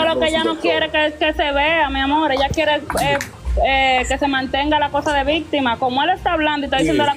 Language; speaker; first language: Spanish; native; Spanish